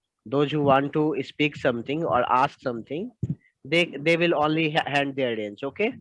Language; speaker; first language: English; non-native, local second language; Hindi